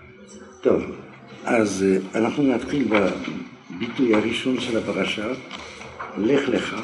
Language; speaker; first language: Hebrew; non-native, fluent; French